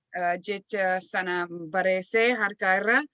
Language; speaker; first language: Oromo; non-native, learner; English